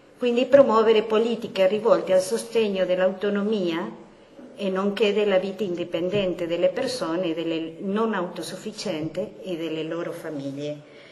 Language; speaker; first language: Italian; non-native, fluent; Spanish